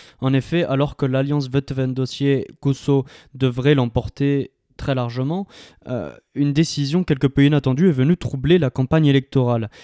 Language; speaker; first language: French; native; French